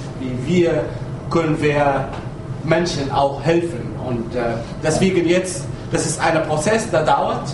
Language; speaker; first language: German; non-native, fluent; Arabic